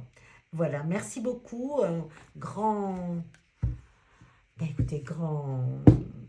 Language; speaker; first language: French; native; French